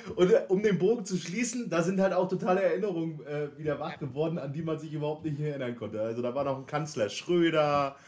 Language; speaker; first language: German; native; German